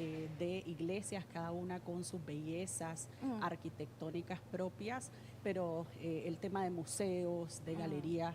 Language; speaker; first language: Spanish; native; Spanish